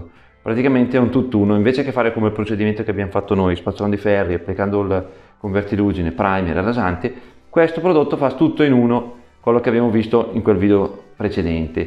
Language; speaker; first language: Italian; native; Italian